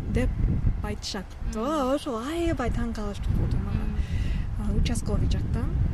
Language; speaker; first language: Kyrgyz; non-native, fluent; English